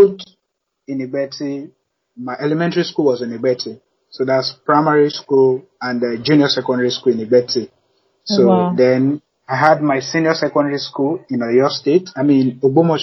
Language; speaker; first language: English; non-native, local second language; Yoruba